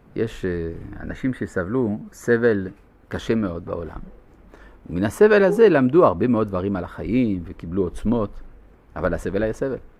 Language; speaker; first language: Hebrew; non-native, fluent; French